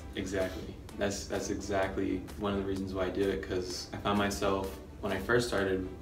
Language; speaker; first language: English; native; English